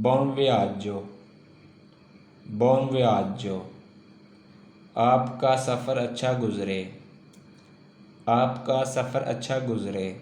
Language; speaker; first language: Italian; non-native, learner; Urdu